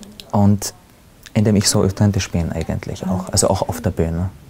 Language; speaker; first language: German; non-native, fluent; Arabic